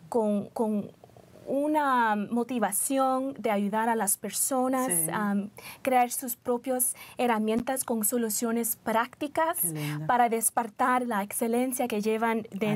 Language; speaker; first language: Spanish; early bilingual, heritage; Spanish